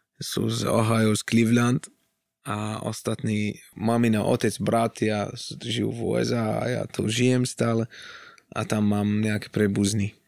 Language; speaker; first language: Slovak; non-native, fluent; Arabic